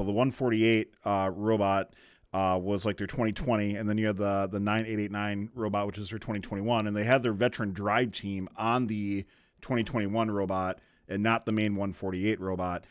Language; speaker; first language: English; native; English